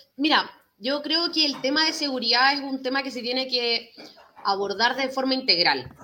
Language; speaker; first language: Spanish; native; Spanish